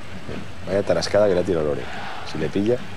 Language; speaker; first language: Spanish; native; Spanish